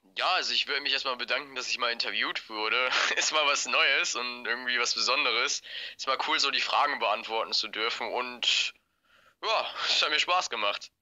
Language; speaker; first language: German; native; German